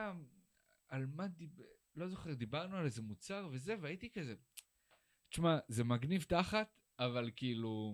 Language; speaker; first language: Hebrew; native; Hebrew